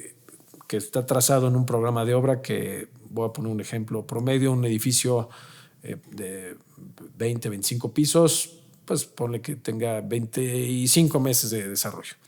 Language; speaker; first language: Spanish; native; Spanish